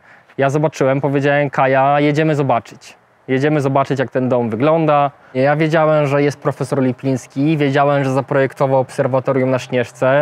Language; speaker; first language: Polish; native; Polish